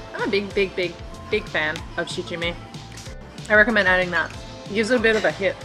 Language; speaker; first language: English; native; English